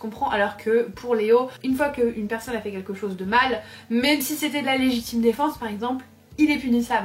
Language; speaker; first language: French; native; French